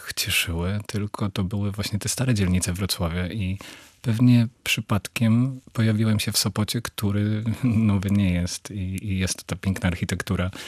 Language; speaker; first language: Polish; native; Polish